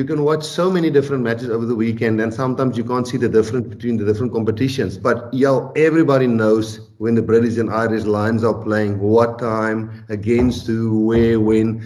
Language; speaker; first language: English; non-native, local second language; Afrikaans